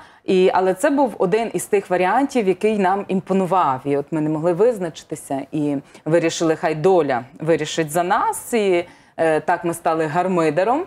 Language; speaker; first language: Ukrainian; native; Ukrainian